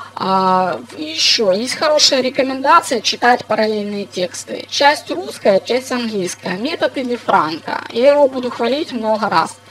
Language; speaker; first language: Russian; non-native, fluent; English